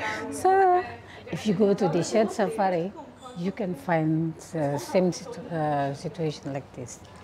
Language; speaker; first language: English; non-native, learner; Indonesian